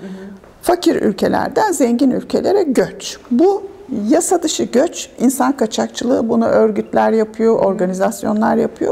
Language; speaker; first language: Turkish; native; Turkish